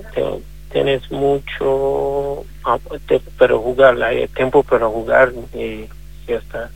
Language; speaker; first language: Spanish; non-native, learner; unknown